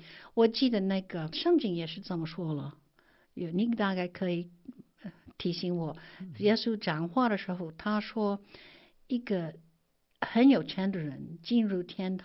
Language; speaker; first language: Chinese; non-native, fluent; English